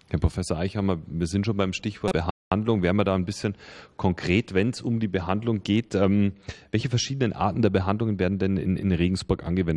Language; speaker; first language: German; native; German